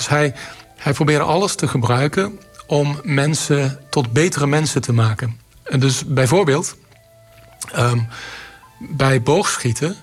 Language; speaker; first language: Dutch; native; Dutch